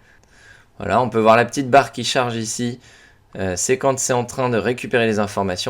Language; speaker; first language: French; native; French